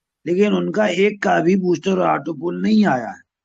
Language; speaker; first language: Hindi; native; Hindi